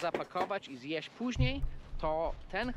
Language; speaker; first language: Polish; non-native, fluent; English